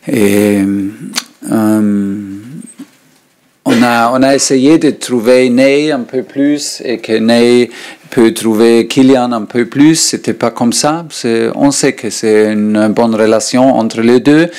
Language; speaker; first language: French; non-native, learner; German